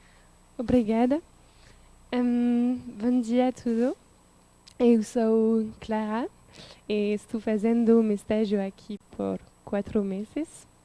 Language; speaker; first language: Portuguese; non-native, learner; French